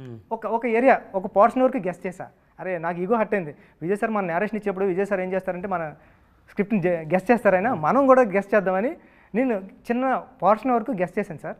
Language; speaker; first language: Telugu; native; Telugu